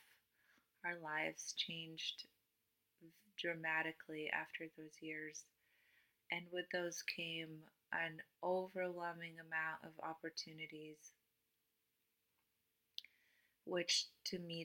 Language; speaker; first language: English; non-native, fluent; Romanian